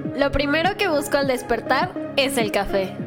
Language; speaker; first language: Spanish; native; Spanish